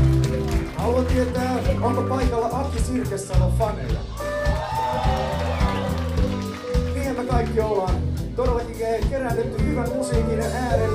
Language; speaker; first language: Finnish; native; Finnish